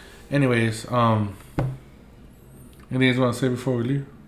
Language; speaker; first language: English; early bilingual, other home language; Spanish